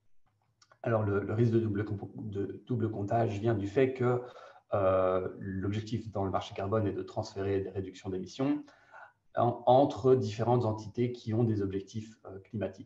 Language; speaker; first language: French; native; French